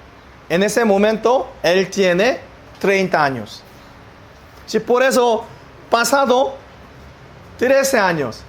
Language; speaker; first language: Spanish; non-native, learner; Korean